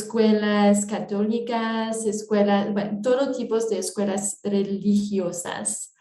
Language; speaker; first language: Spanish; non-native, fluent; French